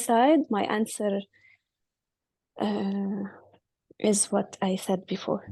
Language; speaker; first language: English; non-native, fluent; Arabic